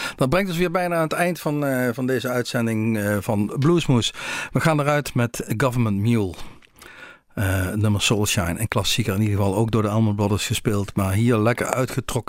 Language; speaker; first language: Dutch; native; Dutch